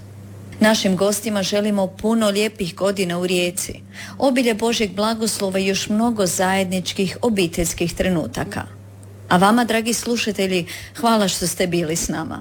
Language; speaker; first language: Serbian; native; Serbian